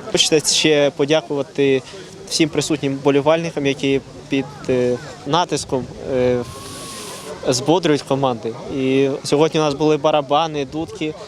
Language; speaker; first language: Ukrainian; native; Ukrainian